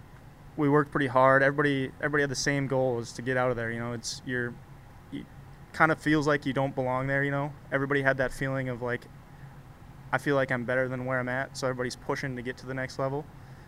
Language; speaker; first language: English; native; English